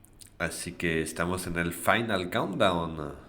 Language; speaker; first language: Spanish; non-native, fluent; French